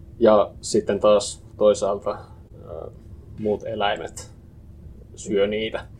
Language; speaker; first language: Finnish; native; Finnish